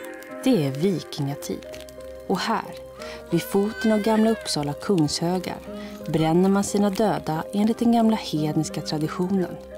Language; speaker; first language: Swedish; native; Swedish